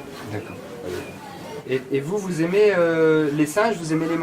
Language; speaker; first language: French; native; French